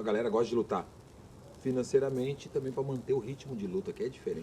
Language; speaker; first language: Portuguese; native; Portuguese